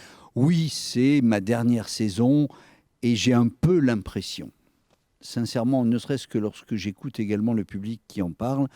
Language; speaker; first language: French; native; French